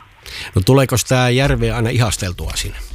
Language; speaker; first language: Finnish; native; Finnish